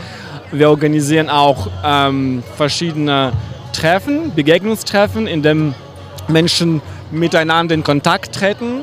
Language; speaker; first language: German; non-native, fluent; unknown